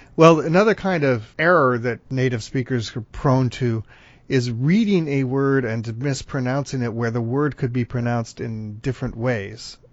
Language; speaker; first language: English; native; English